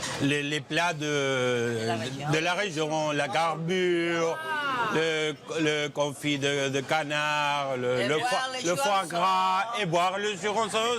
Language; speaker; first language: French; non-native, fluent; Spanish